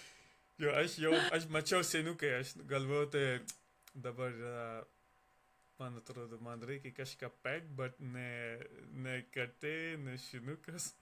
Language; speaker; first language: Lithuanian; non-native, learner; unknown